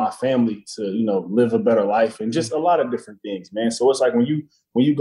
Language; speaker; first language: English; native; English